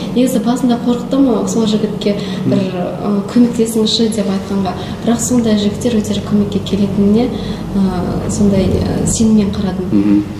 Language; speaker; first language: Kazakh; non-native, local second language; Russian